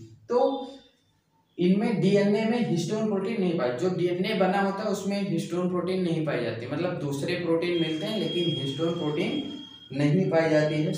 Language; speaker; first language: Hindi; native; Hindi